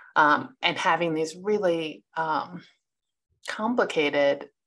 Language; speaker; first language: English; native; English